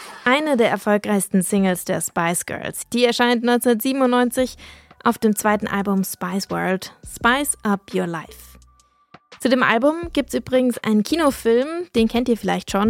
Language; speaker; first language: German; early bilingual, other home language; English